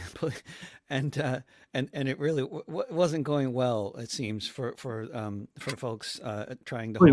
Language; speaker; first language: English; native; English